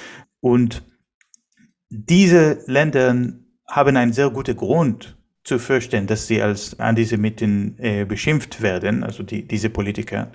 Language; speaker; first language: German; non-native, fluent; Hebrew